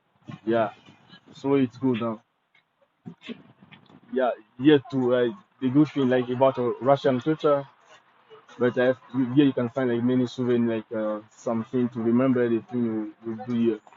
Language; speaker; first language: English; non-native, learner; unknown